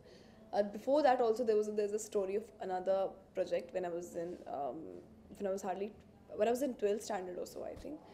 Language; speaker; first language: English; non-native, local second language; Hindi